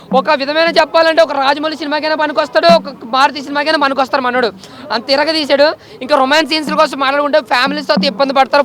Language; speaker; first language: Telugu; native; Telugu